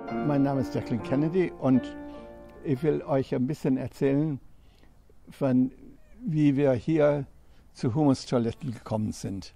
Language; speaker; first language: German; non-native, fluent; English